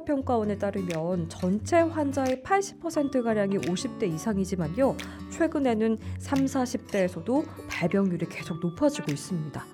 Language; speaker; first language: Korean; native; Korean